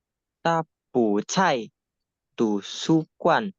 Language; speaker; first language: Chinese; non-native, learner; Indonesian